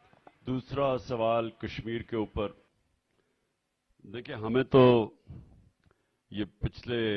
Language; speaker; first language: Urdu; native; Urdu